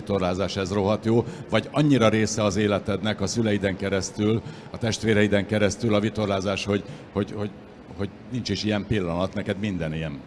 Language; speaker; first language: Hungarian; native; Hungarian